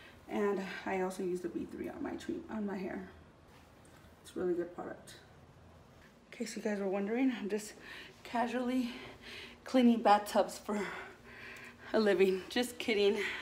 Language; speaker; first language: English; early bilingual, other home language; Spanish